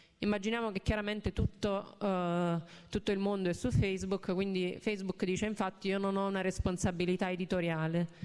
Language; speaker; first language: Italian; native; Italian